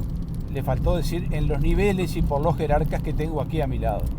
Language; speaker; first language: Spanish; native; Spanish